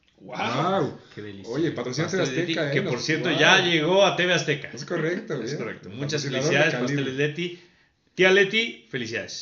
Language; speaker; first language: Spanish; native; Spanish